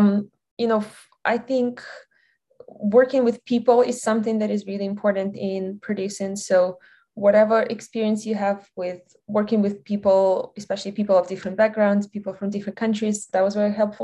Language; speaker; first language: English; non-native, fluent; Russian